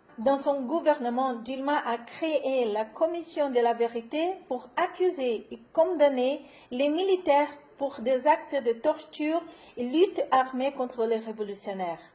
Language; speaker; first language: French; non-native, fluent; Portuguese